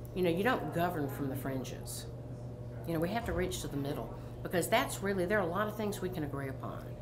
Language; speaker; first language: English; native; English